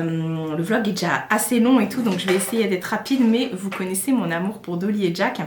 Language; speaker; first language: French; native; French